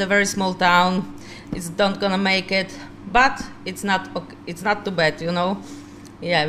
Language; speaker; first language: English; non-native, learner; Polish